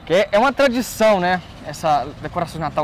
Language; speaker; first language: Portuguese; native; Portuguese